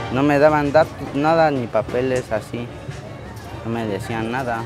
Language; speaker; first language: Spanish; early bilingual, other home language; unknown